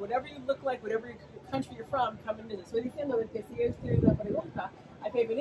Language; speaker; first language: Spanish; non-native, learner; English